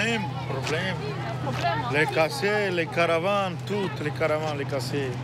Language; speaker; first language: French; non-native, learner; Romanian